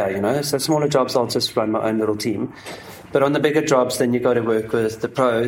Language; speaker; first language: English; native; English